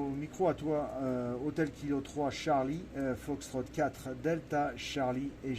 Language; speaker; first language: French; native; French